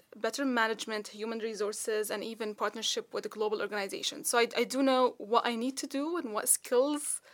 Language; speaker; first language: English; non-native, fluent; Arabic